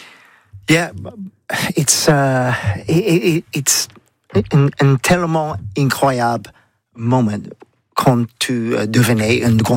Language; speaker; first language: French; non-native, learner; English